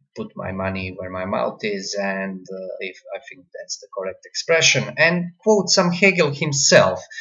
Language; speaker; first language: English; non-native, fluent; Croatian